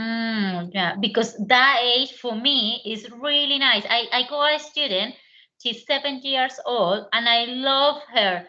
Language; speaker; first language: English; non-native, learner; Spanish